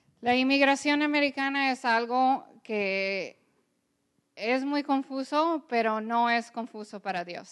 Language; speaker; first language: Spanish; early bilingual, other home language; English